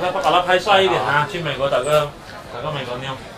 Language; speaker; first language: Chinese; native; Chinese